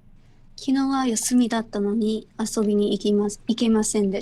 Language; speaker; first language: Japanese; non-native, learner; English